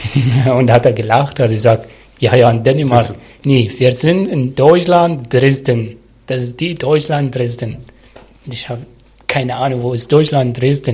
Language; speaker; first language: German; non-native, learner; Arabic